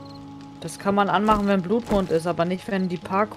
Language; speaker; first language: German; native; German